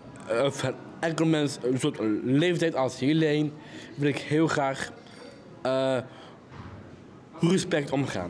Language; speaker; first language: Dutch; non-native, learner; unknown